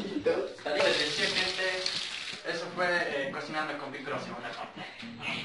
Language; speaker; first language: Spanish; native; Spanish